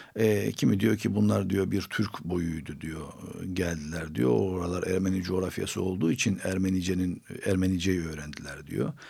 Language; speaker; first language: Turkish; non-native, local second language; Armenian